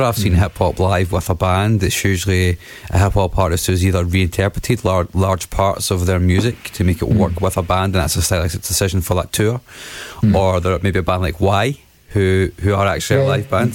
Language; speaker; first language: English; native; English